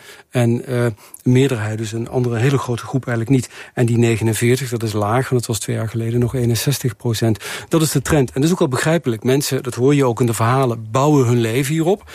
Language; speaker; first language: Dutch; native; Dutch